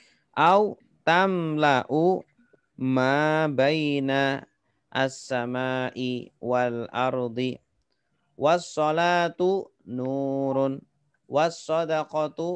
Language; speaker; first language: Arabic; non-native, fluent; Indonesian